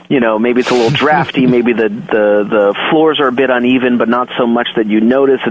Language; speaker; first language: English; native; English